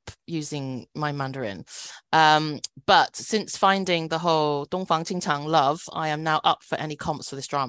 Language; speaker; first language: English; non-native, local second language; Cantonese